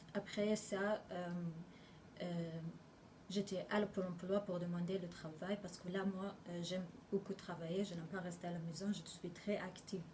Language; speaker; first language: French; non-native, learner; Arabic